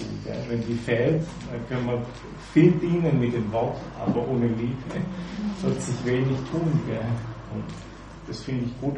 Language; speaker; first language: German; native; German